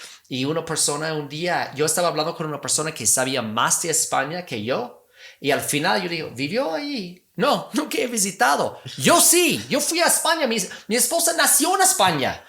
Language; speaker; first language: Spanish; non-native, fluent; English